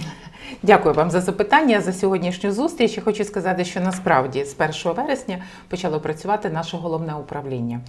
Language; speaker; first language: Ukrainian; native; Ukrainian